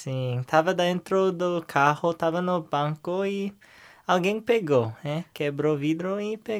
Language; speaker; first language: Portuguese; non-native, learner; English